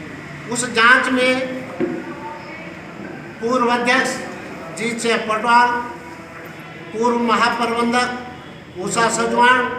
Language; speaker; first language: Hindi; native; Hindi